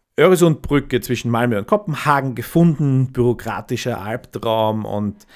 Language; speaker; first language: German; native; German